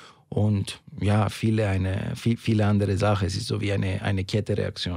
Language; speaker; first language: German; non-native, fluent; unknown